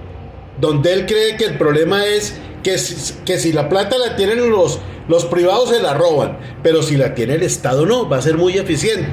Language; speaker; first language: Spanish; native; Spanish